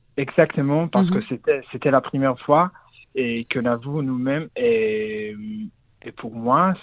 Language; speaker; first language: French; non-native, learner; Hebrew